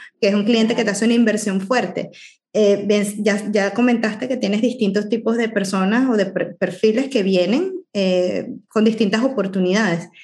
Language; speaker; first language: Spanish; native; Spanish